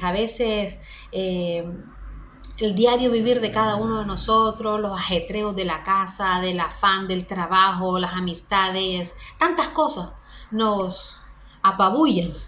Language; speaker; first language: Spanish; native; Spanish